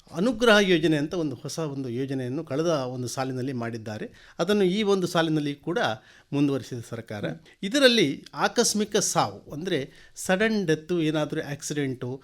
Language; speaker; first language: Kannada; native; Kannada